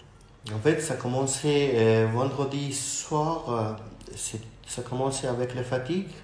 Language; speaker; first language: French; non-native, learner; Urdu